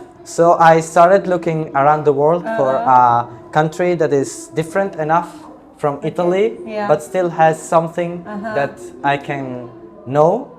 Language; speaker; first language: English; non-native, fluent; Italian